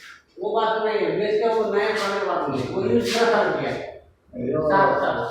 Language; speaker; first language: Hindi; non-native, learner; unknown